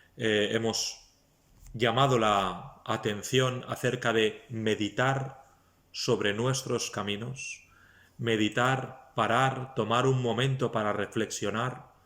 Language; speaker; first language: Spanish; native; Spanish